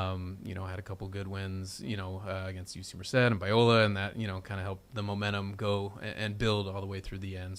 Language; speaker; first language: English; native; English